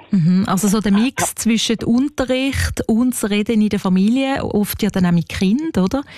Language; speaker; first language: German; native; German